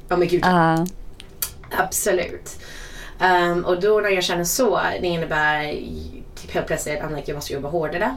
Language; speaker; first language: Swedish; non-native, fluent; English